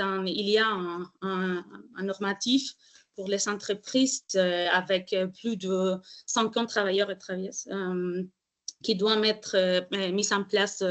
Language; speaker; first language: French; non-native, fluent; Spanish